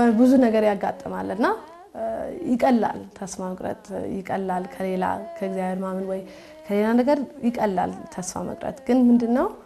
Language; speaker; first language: Amharic; early bilingual, heritage; Amharic